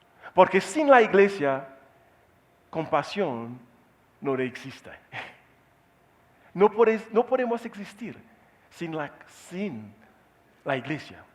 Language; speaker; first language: Spanish; non-native, learner; Haitian Creole